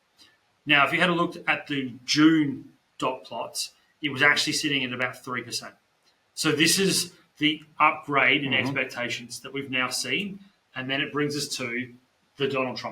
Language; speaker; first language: English; native; English